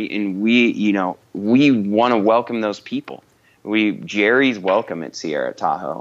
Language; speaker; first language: English; native; English